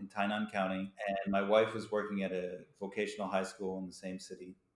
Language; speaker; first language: English; native; English